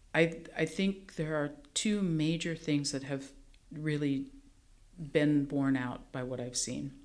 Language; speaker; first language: English; native; English